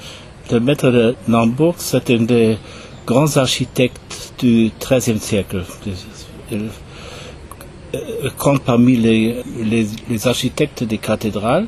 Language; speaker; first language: French; non-native, fluent; German